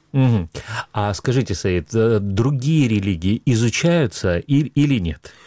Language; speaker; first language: Russian; native; Russian